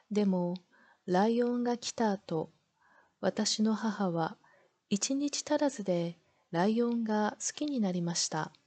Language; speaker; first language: Japanese; non-native, learner; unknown